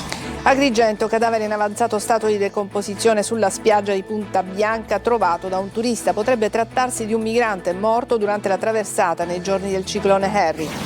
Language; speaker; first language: Italian; native; Italian